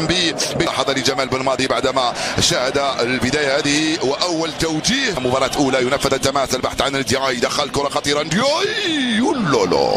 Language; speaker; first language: Arabic; native; Arabic